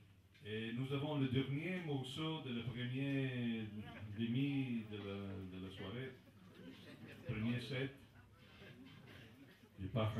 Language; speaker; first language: French; non-native, learner; Italian